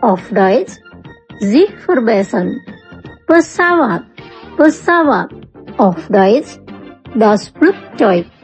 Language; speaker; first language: German; non-native, fluent; Indonesian